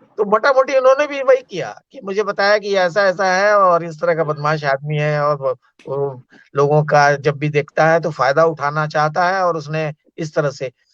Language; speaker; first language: Hindi; native; Hindi